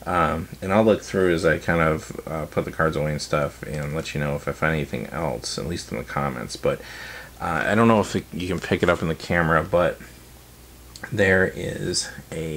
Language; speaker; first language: English; native; English